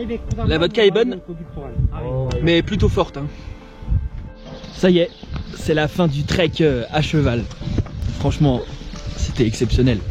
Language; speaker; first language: French; native; French